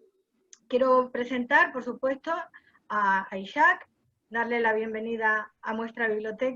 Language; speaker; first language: Spanish; native; Spanish